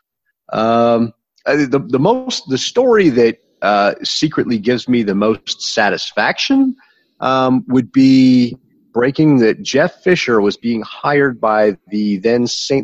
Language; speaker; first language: English; native; English